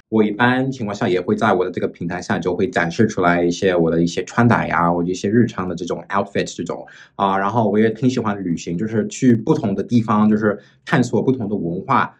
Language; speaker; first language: Chinese; non-native, fluent; English